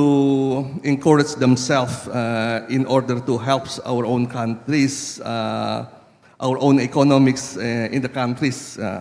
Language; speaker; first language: English; non-native, fluent; Indonesian